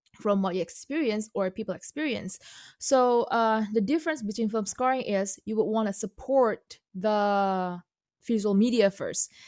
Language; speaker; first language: English; non-native, fluent; Indonesian